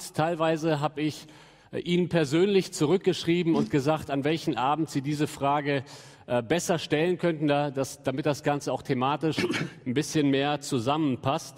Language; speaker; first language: German; native; German